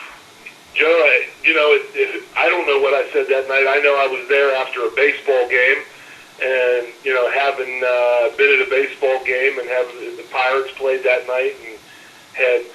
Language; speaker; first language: English; native; English